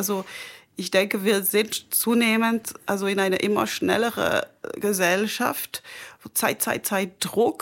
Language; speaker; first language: German; non-native, fluent; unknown